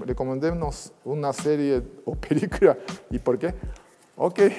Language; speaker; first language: Spanish; non-native, fluent; Japanese